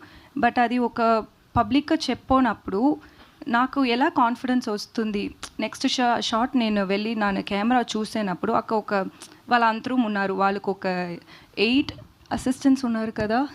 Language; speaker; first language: Telugu; non-native, learner; Tamil